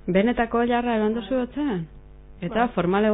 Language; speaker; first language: Basque; native; Basque